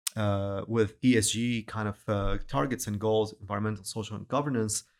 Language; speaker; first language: English; non-native, fluent; Arabic